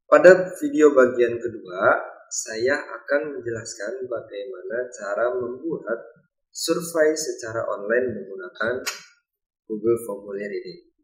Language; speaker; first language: Indonesian; native; Indonesian